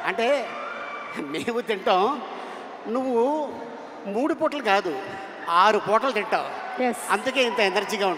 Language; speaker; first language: Telugu; native; Telugu